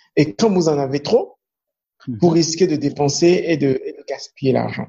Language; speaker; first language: French; non-native, local second language; Fon